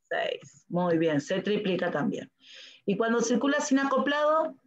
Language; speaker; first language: Spanish; native; Spanish